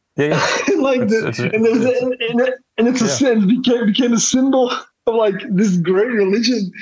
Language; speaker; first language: English; non-native, fluent; Dutch